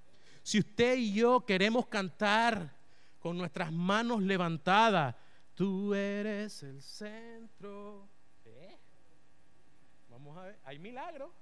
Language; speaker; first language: Spanish; native; Spanish